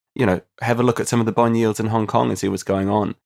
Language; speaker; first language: English; native; English